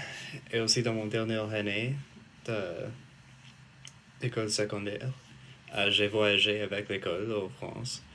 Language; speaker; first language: French; non-native, learner; English